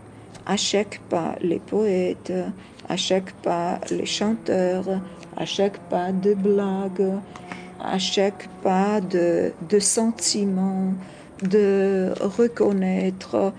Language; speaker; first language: French; non-native, fluent; Georgian